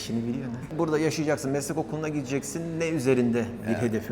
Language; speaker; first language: Turkish; native; Turkish